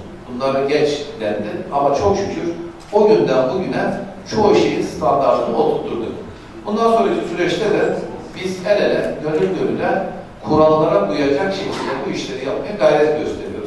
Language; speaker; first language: Turkish; native; Turkish